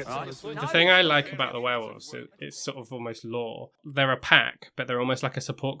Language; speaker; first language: English; native; English